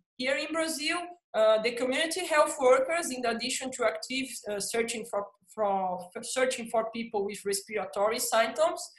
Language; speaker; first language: English; non-native, fluent; Portuguese